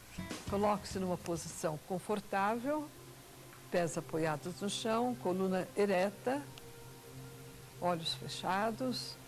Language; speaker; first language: Portuguese; native; Portuguese